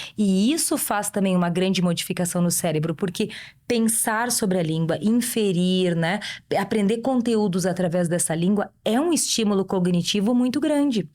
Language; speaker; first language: Portuguese; native; Portuguese